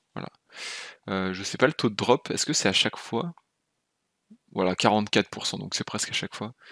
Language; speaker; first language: French; native; French